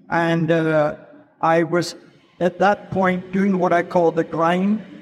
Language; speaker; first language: English; native; English